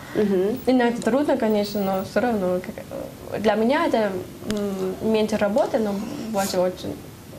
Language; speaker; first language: Russian; non-native, learner; German